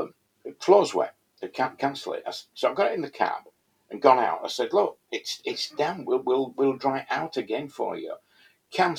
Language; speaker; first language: English; native; English